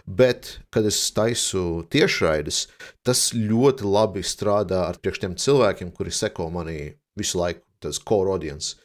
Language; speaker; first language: Latvian; non-native, local second language; Russian